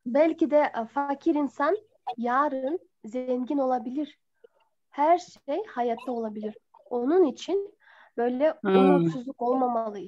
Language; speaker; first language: Turkish; non-native, fluent; Kyrgyz